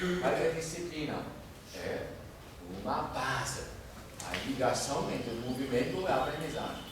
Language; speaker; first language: Portuguese; non-native, fluent; German